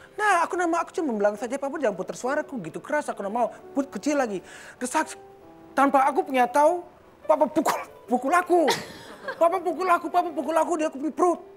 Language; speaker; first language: Indonesian; early bilingual, heritage; Indonesian